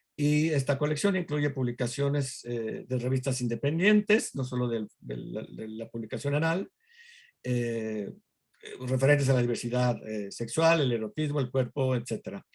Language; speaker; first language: Spanish; native; Spanish